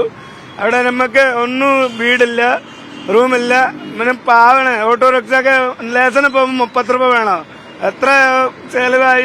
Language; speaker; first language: Malayalam; non-native, learner; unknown